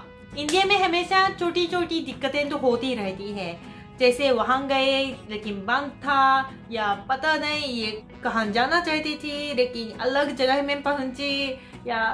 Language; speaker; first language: Hindi; non-native, fluent; Japanese